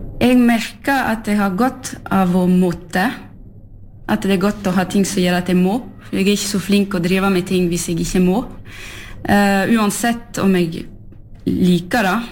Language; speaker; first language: Norwegian; early bilingual, heritage; French